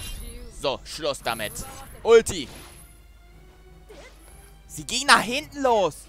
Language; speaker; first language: German; native; German